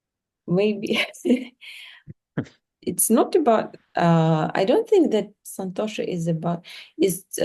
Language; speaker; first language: English; non-native, fluent; Russian